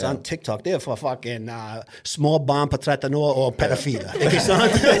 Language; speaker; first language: Norwegian; non-native, fluent; English